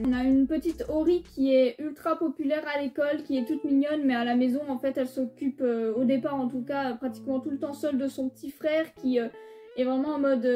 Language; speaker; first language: French; native; French